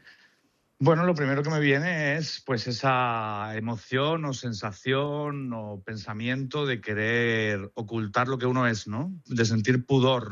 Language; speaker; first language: Spanish; native; Spanish